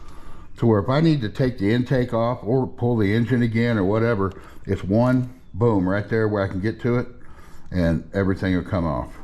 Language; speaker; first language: English; native; English